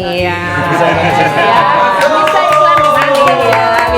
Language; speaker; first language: Indonesian; native; Indonesian